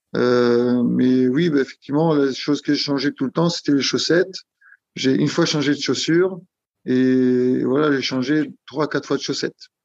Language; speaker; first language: French; non-native, fluent; Italian